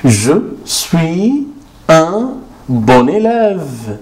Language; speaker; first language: French; non-native, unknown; Arabic